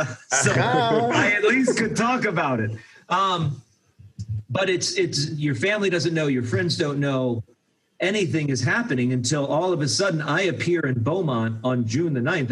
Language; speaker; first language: English; native; English